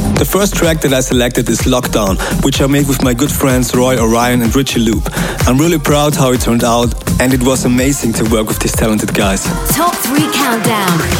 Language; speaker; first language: English; non-native, fluent; German